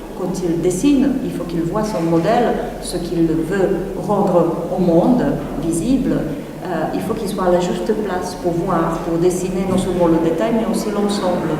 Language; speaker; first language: French; non-native, fluent; Czech